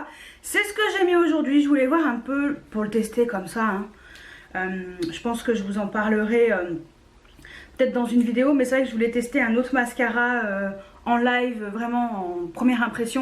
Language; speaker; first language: French; native; French